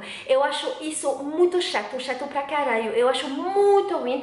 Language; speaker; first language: Portuguese; non-native, learner; French